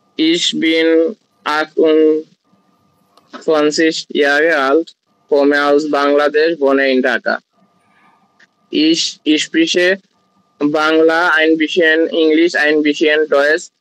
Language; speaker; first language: German; non-native, learner; Bangla